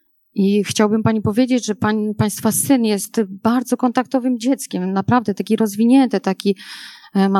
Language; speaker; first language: Polish; native; Polish